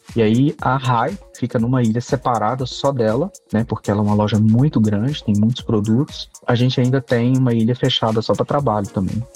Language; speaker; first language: Portuguese; native; Portuguese